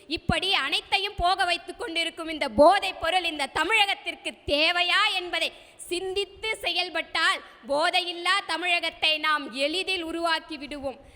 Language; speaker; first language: Tamil; native; Tamil